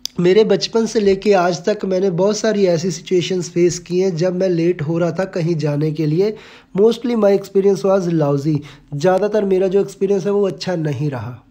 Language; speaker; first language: Hindi; non-native, local second language; Punjabi